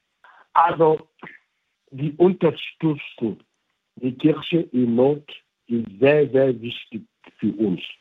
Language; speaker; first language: German; non-native, fluent; French